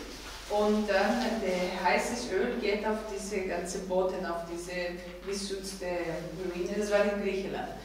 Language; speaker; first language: German; non-native, fluent; Greek